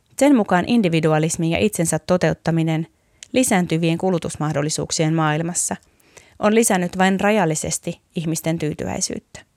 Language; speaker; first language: Finnish; native; Finnish